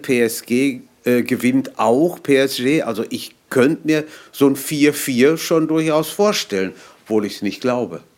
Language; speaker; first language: German; native; German